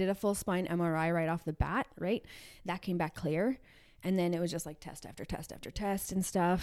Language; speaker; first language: English; native; English